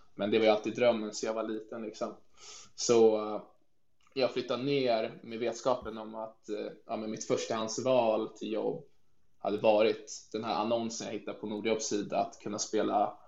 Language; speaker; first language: Swedish; native; Swedish